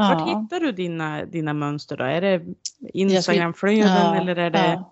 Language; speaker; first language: Swedish; native; Swedish